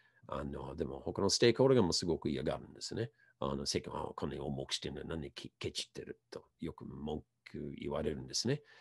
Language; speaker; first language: Japanese; non-native, fluent; English